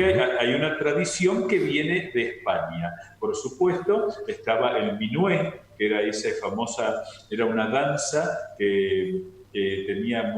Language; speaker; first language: Spanish; native; Spanish